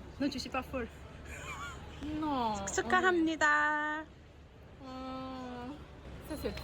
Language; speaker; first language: French; non-native, fluent; Korean